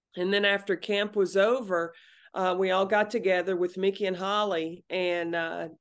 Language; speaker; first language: English; native; English